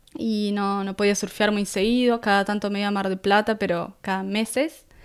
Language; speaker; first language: Spanish; native; Spanish